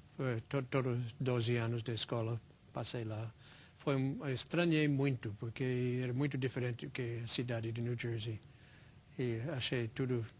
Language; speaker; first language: Portuguese; non-native, fluent; English